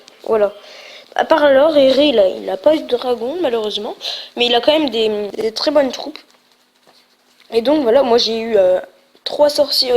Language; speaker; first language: French; native; French